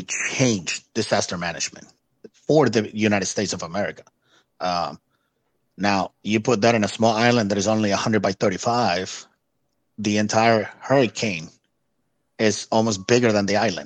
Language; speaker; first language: English; non-native, fluent; Spanish